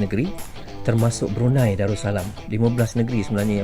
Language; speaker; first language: Malay; native; Malay